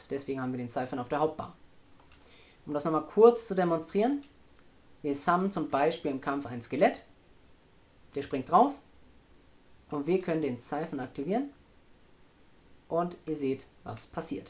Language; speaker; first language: German; native; German